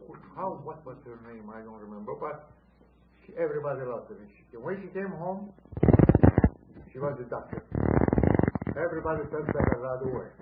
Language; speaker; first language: English; non-native, fluent; Ladino